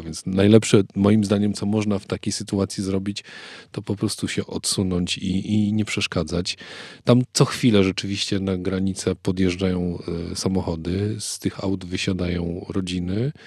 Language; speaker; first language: Polish; native; Polish